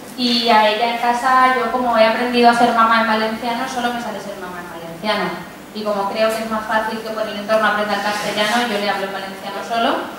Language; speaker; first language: Spanish; native; Spanish